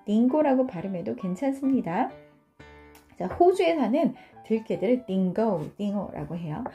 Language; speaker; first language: Korean; native; Korean